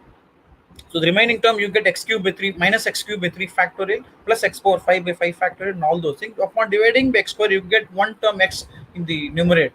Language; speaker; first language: English; non-native, local second language; Tamil